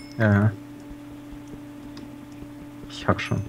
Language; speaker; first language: German; native; German